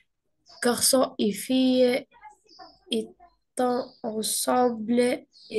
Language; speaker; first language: French; non-native, learner; Arabic